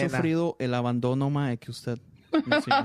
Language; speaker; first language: Spanish; native; Spanish